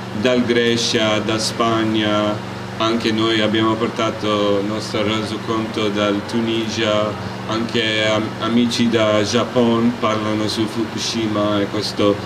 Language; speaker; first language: Italian; non-native, learner; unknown